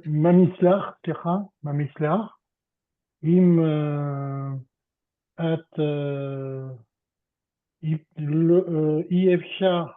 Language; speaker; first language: Hebrew; non-native, learner; French